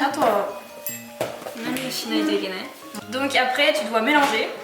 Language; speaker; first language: French; native; French